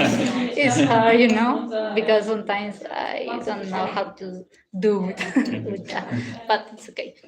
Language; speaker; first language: English; non-native, learner; Spanish